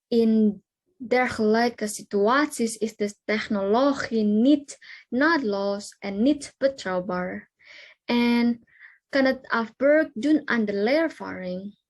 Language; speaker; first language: Dutch; non-native, learner; Indonesian